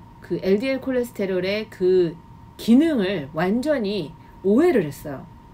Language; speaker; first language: Korean; native; Korean